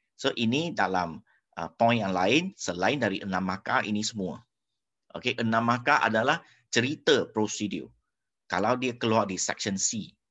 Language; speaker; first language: Malay; non-native, local second language; Chinese